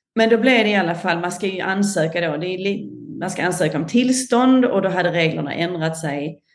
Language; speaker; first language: Swedish; native; Swedish